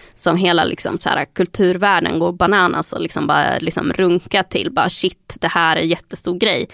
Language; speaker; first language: Swedish; early bilingual, other home language; Spanish